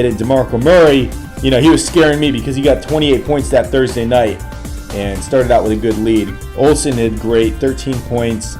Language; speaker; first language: English; native; English